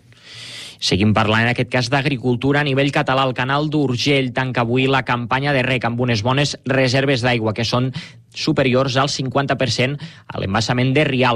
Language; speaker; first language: Catalan; native; Catalan